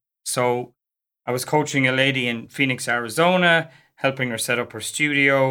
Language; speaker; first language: English; native; English